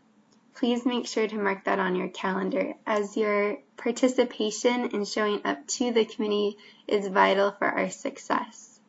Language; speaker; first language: English; native; English